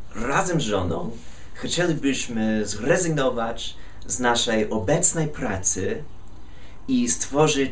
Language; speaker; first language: Polish; non-native, fluent; English